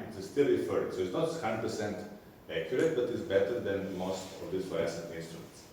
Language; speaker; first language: English; non-native, fluent; Serbian